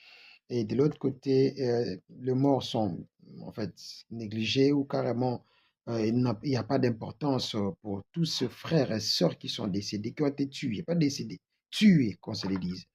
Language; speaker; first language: French; non-native, local second language; Lingala